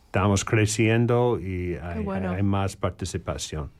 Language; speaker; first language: Spanish; non-native, learner; English